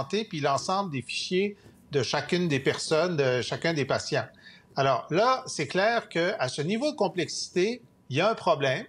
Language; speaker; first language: French; native; French